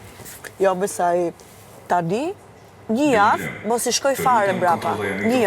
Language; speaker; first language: Albanian; native; Albanian